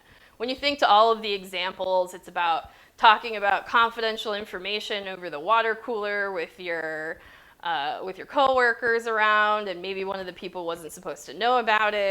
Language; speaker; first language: English; native; English